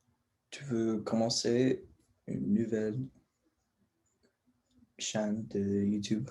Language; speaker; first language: French; non-native, learner; English